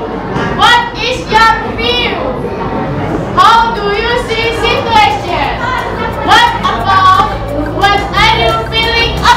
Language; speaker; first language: English; non-native, learner; Indonesian